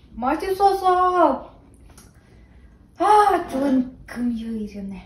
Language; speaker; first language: Korean; non-native, learner; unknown